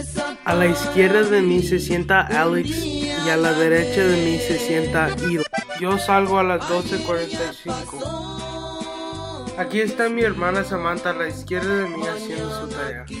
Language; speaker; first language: Spanish; non-native, learner; English